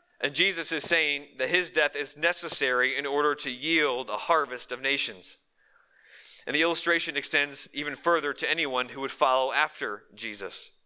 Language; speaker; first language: English; native; English